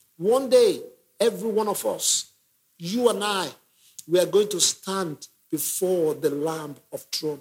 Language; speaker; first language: English; non-native, local second language; Yoruba